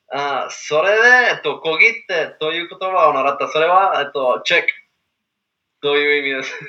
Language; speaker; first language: Japanese; non-native, learner; English